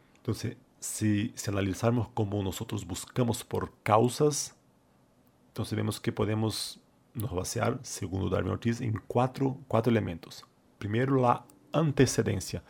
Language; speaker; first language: Spanish; non-native, fluent; Portuguese